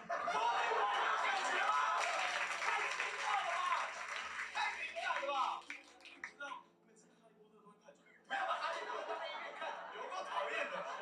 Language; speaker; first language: Chinese; native; Chinese